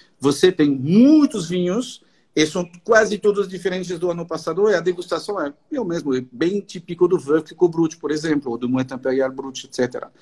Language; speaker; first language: Portuguese; non-native, fluent; French